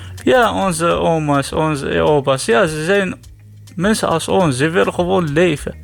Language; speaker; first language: Dutch; non-native, learner; Arabic